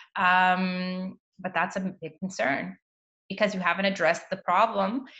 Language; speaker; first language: English; native; English